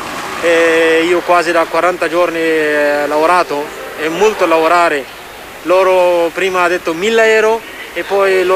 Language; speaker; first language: Italian; non-native, learner; Persian